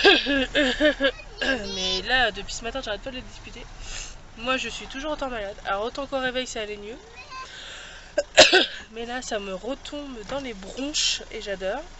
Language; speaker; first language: French; native; French